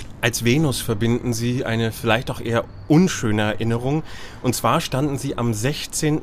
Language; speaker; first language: German; native; German